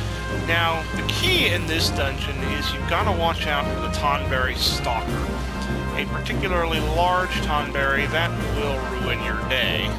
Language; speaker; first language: English; native; English